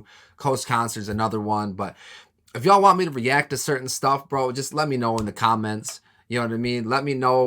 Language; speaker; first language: English; native; English